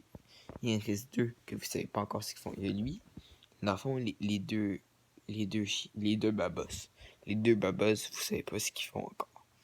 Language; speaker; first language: French; native; French